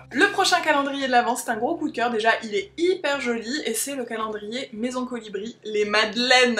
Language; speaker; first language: French; native; French